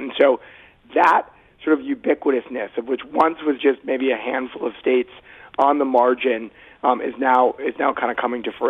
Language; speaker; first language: English; native; English